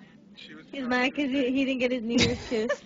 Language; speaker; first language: English; native; English